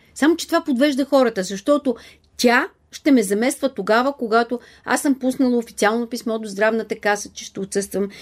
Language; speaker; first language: Bulgarian; native; Bulgarian